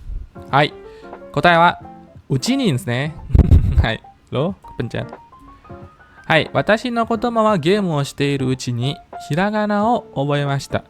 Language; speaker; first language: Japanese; non-native, fluent; Indonesian